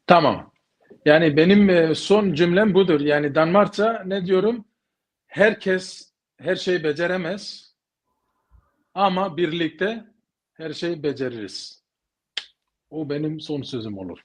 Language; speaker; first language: Turkish; early bilingual, heritage; Kurdish